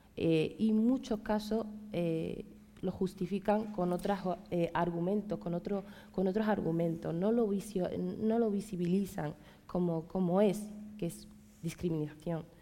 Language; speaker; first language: Spanish; native; Spanish